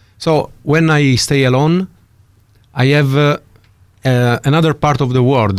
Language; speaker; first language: English; non-native, learner; Italian